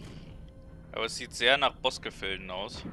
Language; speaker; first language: German; native; German